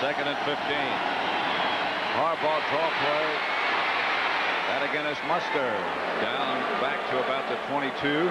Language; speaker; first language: English; native; English